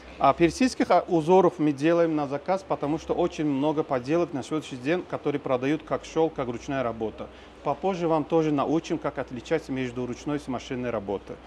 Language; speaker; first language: Russian; non-native, local second language; Tajik